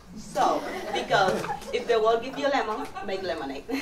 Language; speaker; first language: English; non-native, fluent; Spanish